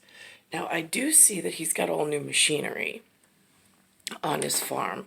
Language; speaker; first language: English; native; English